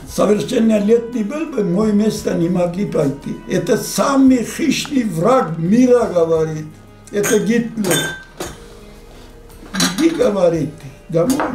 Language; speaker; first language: Russian; non-native, local second language; Abkhazian